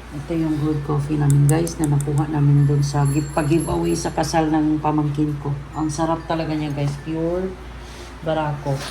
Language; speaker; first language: Filipino; native; Filipino